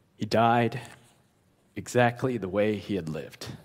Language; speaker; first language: English; native; English